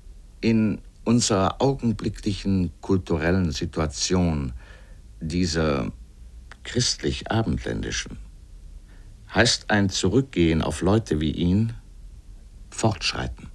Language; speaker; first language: German; native; German